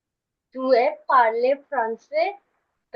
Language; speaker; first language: French; non-native, learner; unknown